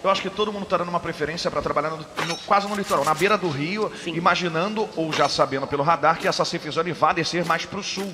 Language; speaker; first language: Portuguese; native; Portuguese